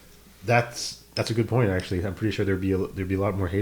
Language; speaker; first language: English; native; English